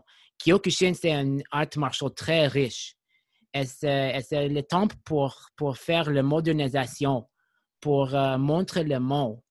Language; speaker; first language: French; non-native, learner; English